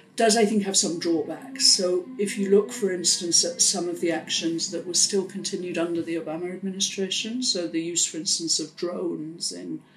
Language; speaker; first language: English; native; English